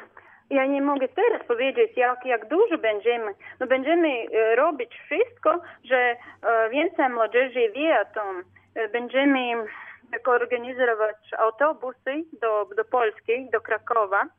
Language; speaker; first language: Polish; non-native, learner; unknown